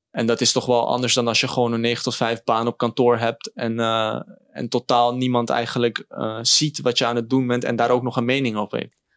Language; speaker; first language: Dutch; native; Dutch